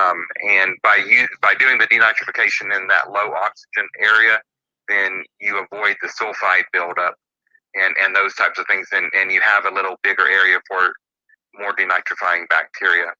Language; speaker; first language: English; native; English